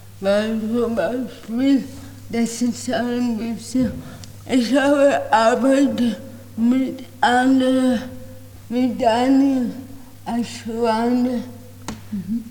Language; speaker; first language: German; non-native, learner; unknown